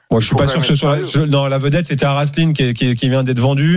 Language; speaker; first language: French; native; French